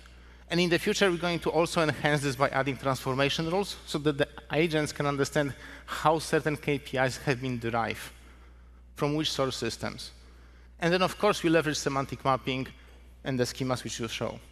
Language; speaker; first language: English; non-native, fluent; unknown